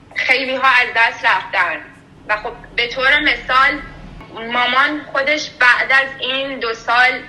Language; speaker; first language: Persian; native; Persian